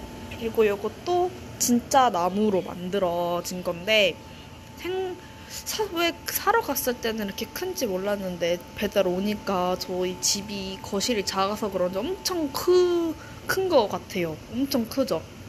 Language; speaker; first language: Korean; native; Korean